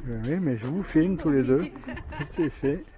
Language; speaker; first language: French; native; French